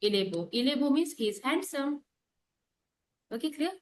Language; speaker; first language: French; non-native, learner; Hindi